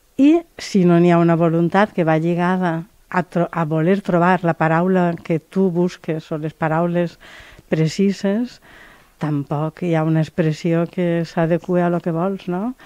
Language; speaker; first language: Catalan; native; Catalan